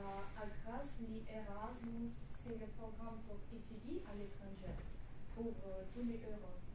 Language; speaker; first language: French; non-native, learner; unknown